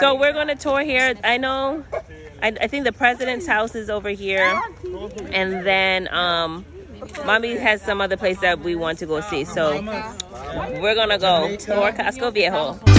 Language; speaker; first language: English; early bilingual, other home language; Spanish